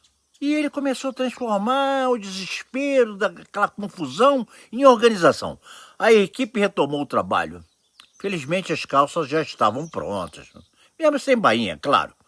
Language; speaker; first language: Portuguese; native; Portuguese